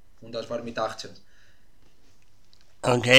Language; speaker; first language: German; non-native, fluent; Greek